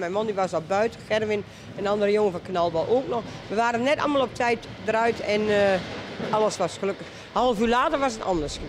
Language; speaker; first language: Dutch; native; Dutch